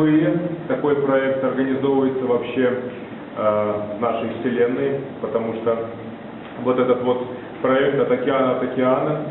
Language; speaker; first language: Russian; native; Russian